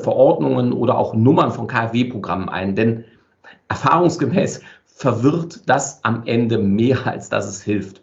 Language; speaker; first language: German; native; German